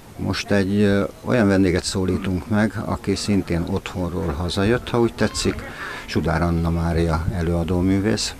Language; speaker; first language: Hungarian; native; Hungarian